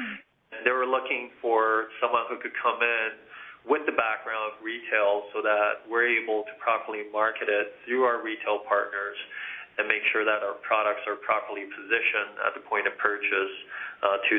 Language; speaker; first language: English; early bilingual, other home language; Chinese